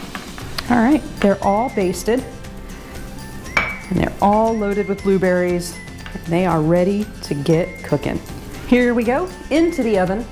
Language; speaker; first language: English; native; English